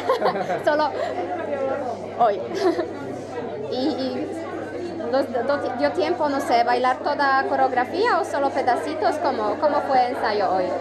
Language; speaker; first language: Spanish; non-native, learner; Polish